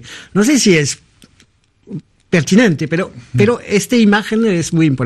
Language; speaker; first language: Spanish; non-native, fluent; French